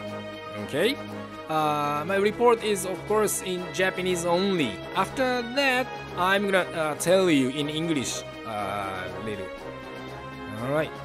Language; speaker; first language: English; non-native, learner; Japanese